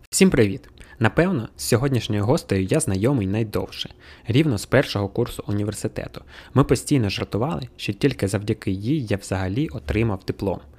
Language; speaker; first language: Ukrainian; non-native, local second language; Russian